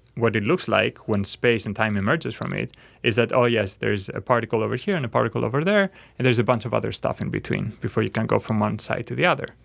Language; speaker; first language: English; non-native, fluent; Greek